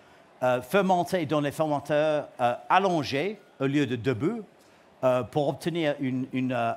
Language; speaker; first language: French; non-native, learner; English